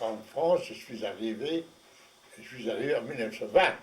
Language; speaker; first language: French; non-native, fluent; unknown